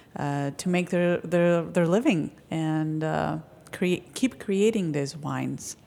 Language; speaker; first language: English; non-native, fluent; Greek